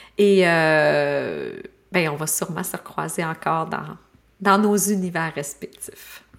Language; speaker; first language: French; native; French